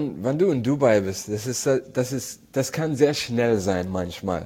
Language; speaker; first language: German; non-native, learner; Arabic